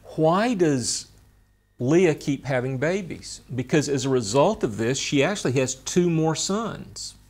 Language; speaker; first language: English; native; English